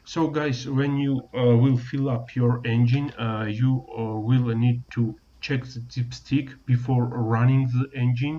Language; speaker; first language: English; non-native, learner; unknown